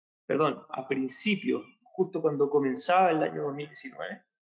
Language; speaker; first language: Italian; non-native, learner; Spanish